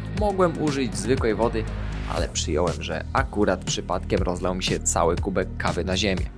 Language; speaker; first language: Polish; native; Polish